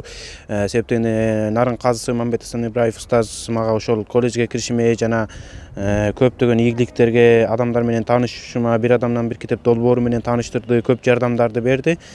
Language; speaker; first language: Kyrgyz; early bilingual, heritage; Kyrgyz